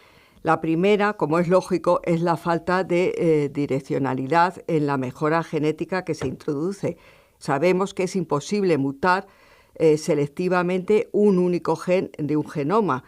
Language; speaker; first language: Spanish; native; Spanish